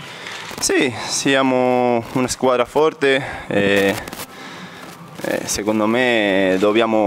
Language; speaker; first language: Italian; non-native, fluent; Spanish